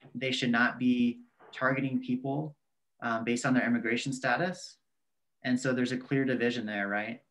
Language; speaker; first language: English; native; English